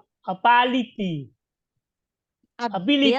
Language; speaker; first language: English; non-native, learner; Vietnamese